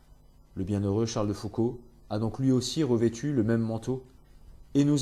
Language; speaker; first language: French; native; French